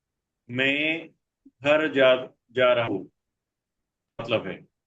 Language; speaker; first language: Hindi; non-native, learner; Bangla